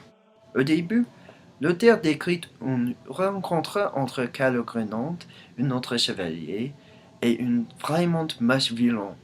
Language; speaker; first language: French; non-native, learner; English